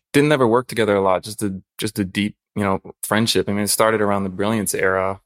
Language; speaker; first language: English; native; English